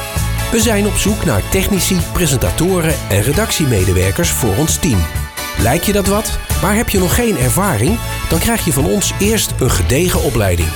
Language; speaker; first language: Dutch; native; Dutch